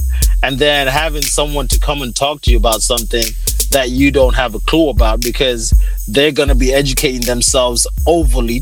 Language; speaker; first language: English; non-native, local second language; Shona